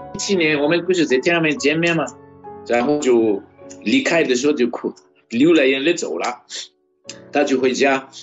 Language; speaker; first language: Chinese; non-native, fluent; Malagasy